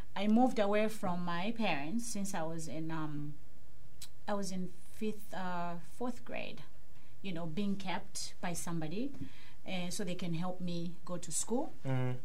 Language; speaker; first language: English; non-native, local second language; Bemba